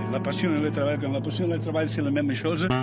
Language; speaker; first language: French; non-native, fluent; Spanish